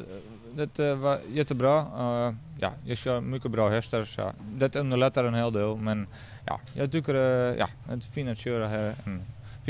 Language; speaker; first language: Swedish; non-native, learner; Dutch